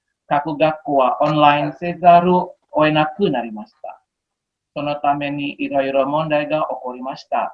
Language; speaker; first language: Japanese; non-native, fluent; Indonesian